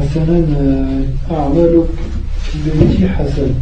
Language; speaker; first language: Arabic; non-native, learner; French